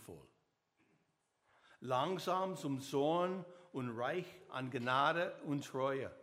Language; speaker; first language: German; non-native, learner; English